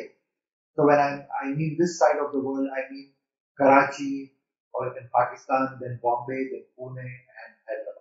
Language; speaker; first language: English; non-native, local second language; Persian